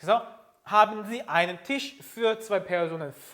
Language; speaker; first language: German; non-native, fluent; Korean